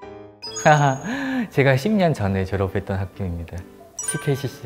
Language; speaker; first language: Korean; non-native, fluent; Khmer